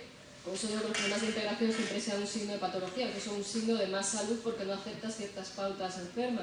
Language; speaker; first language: Spanish; native; Spanish